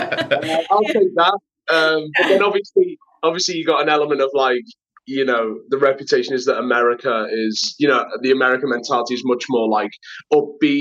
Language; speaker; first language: English; native; English